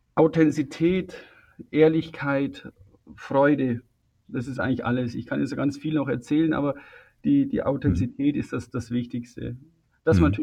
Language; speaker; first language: German; native; German